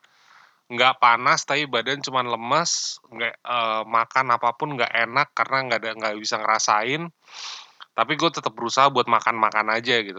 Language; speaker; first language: Indonesian; native; Indonesian